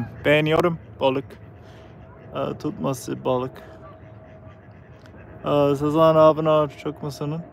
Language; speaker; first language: Turkish; non-native, learner; English